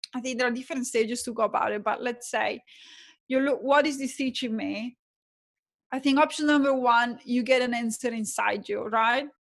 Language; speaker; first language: English; non-native, fluent; Italian